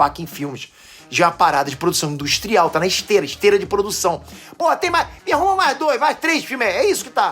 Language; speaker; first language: Portuguese; native; Portuguese